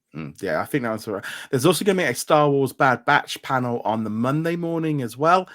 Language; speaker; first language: English; native; English